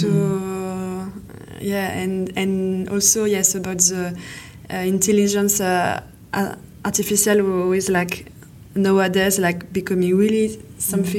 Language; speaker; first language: English; non-native, fluent; French